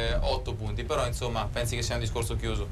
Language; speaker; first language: Italian; native; Italian